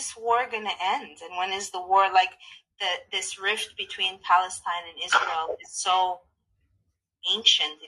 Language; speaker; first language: English; native; English